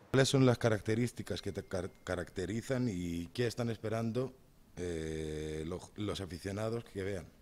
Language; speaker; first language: Spanish; non-native, learner; Greek